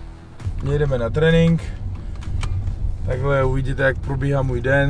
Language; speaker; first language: Czech; non-native, fluent; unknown